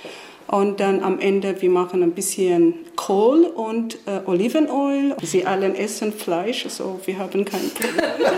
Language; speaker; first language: German; non-native, learner; Arabic